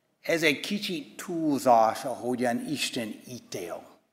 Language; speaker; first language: Hungarian; non-native, fluent; English